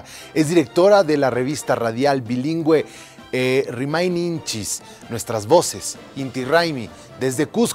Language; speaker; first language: Spanish; native; Spanish